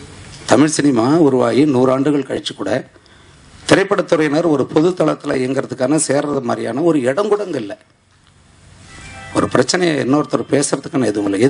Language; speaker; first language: Tamil; native; Tamil